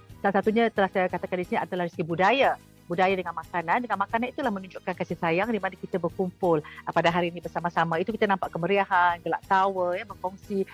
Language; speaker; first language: Malay; native; Malay